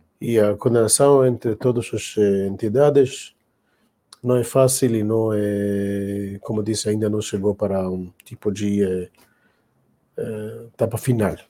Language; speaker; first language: Portuguese; non-native, learner; Hebrew